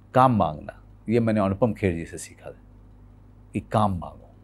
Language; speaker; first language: Hindi; native; Hindi